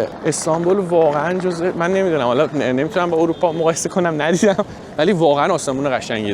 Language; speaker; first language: Persian; native; Persian